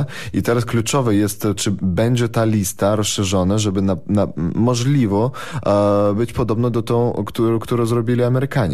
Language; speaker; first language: Polish; non-native, fluent; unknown